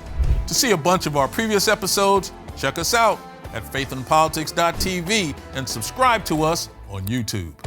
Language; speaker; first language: English; native; English